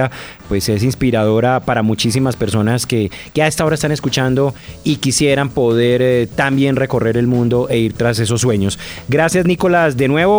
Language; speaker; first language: Spanish; native; Spanish